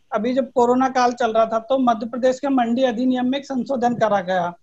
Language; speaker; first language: Hindi; native; Hindi